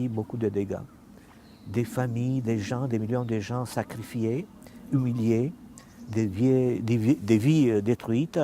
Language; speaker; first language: French; non-native, fluent; Romanian